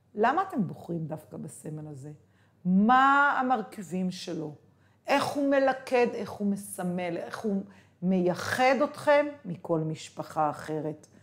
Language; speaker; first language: Hebrew; native; Hebrew